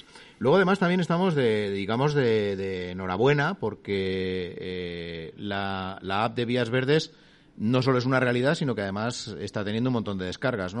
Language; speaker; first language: Spanish; native; Spanish